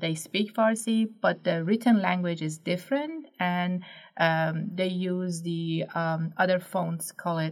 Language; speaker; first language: English; non-native, fluent; Persian